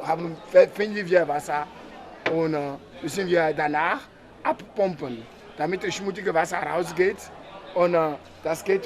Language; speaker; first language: German; non-native, learner; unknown